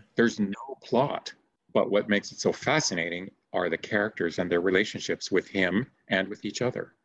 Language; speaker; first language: English; native; English